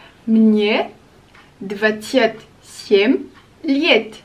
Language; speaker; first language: Russian; non-native, learner; Malagasy